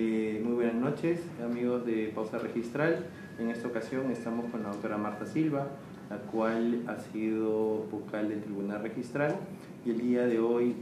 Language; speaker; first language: Spanish; native; Spanish